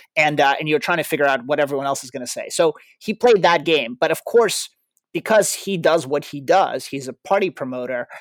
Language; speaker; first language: English; early bilingual, other home language; Russian